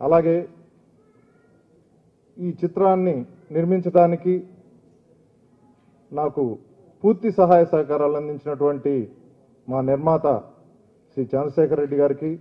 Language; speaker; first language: Telugu; native; Telugu